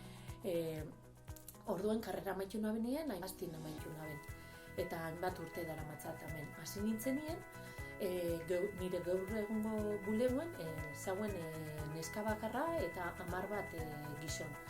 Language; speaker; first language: Basque; native; Basque